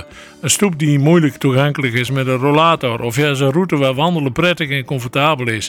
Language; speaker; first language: Dutch; native; Dutch